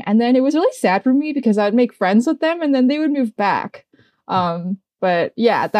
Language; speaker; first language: English; native; English